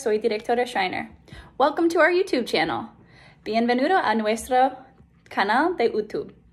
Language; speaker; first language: Spanish; non-native, learner; English